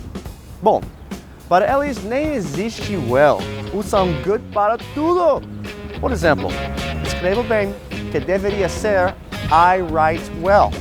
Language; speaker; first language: Portuguese; non-native, fluent; English